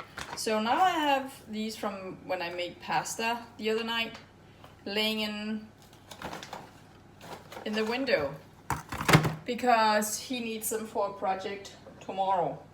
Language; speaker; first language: English; non-native, fluent; Danish